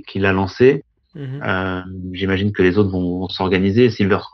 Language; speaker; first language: French; native; French